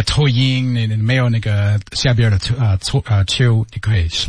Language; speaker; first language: Chinese; non-native, learner; English